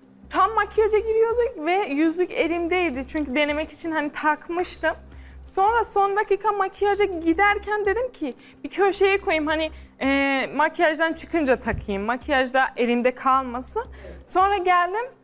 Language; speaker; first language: Turkish; non-native, fluent; Persian